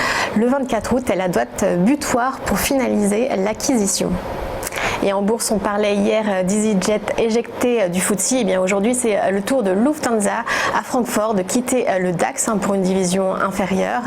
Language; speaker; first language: French; native; French